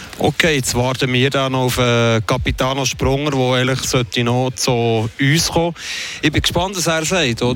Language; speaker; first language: German; native; German